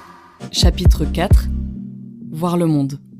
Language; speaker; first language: French; native; French